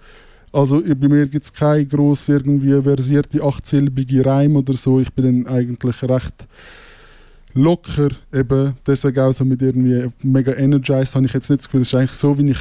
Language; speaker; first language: German; native; German